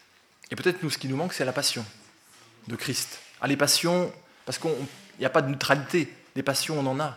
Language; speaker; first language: French; native; French